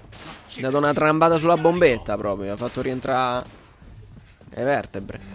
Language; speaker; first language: Italian; native; Italian